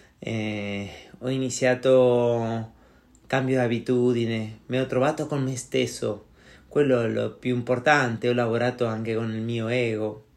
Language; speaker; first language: Italian; non-native, learner; Spanish